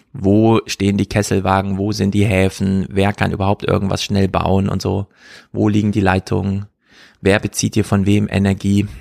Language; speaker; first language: German; native; German